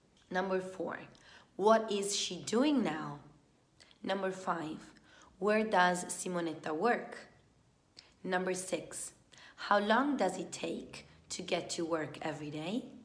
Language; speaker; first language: English; non-native, fluent; Italian